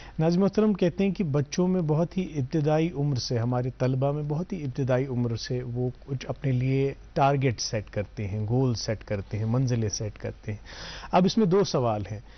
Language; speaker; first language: Hindi; non-native, local second language; Kashmiri